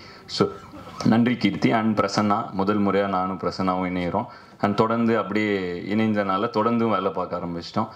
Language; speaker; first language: Tamil; native; Tamil